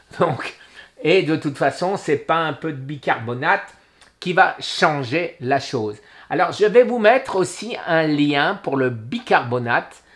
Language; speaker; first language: French; native; French